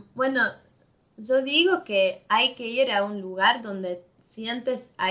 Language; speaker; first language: Spanish; non-native, fluent; Swiss German